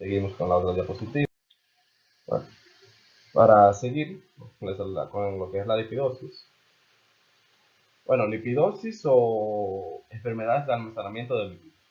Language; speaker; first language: Spanish; native; Spanish